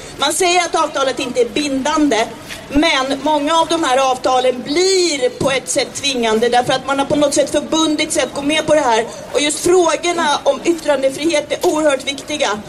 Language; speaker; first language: Swedish; early bilingual, other home language; Czech